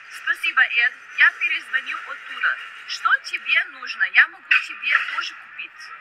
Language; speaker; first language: Russian; non-native, learner; English